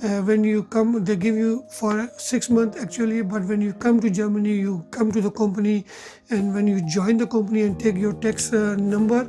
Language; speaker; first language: English; non-native, local second language; Urdu